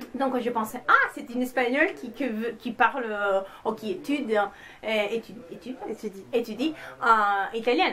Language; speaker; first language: French; non-native, fluent; Italian